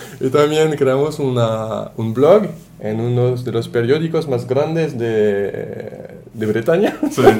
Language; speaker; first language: Spanish; non-native, fluent; French